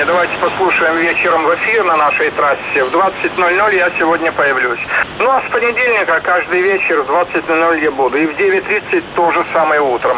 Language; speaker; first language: Russian; native; Russian